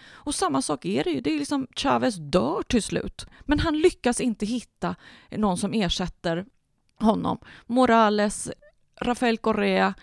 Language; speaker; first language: Swedish; early bilingual, other home language; Spanish